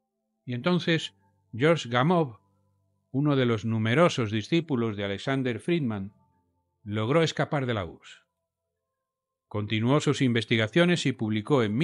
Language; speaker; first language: Spanish; native; Spanish